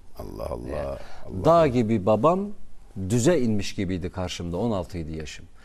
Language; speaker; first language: Turkish; non-native, local second language; Kurdish